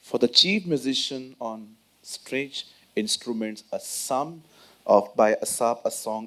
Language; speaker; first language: English; non-native, local second language; Hindi